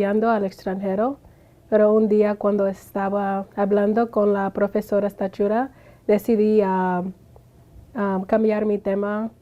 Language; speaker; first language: Spanish; non-native, fluent; English